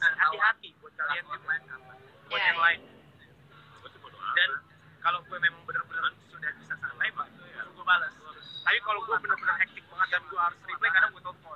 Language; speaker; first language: Indonesian; native; Indonesian